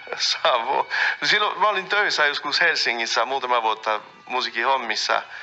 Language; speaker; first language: Finnish; non-native, fluent; French